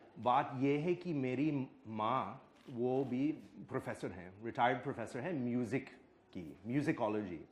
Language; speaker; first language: Hindi; non-native, fluent; English